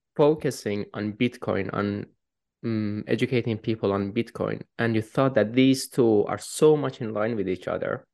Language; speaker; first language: English; non-native, fluent; Persian